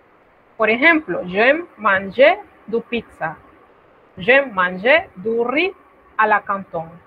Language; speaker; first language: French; non-native, fluent; Spanish